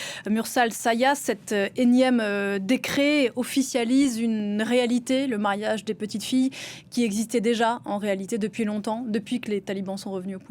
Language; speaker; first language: French; native; French